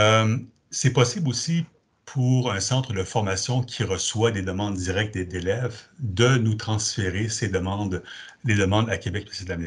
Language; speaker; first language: French; native; French